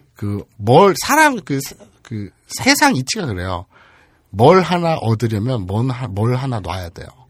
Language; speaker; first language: Korean; native; Korean